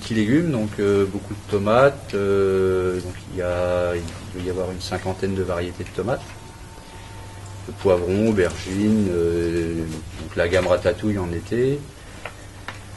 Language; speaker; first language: French; native; French